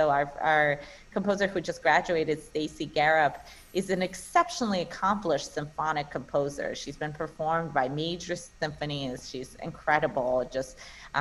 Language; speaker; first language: English; non-native, fluent; Russian